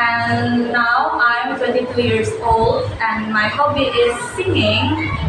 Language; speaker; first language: English; non-native, learner; Indonesian